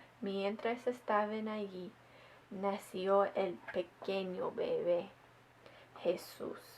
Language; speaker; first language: Spanish; non-native, learner; English